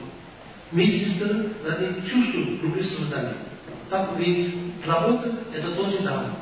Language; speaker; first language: Russian; non-native, learner; Tibetan